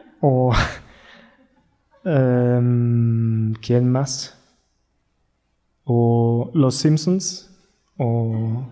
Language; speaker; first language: Spanish; non-native, learner; German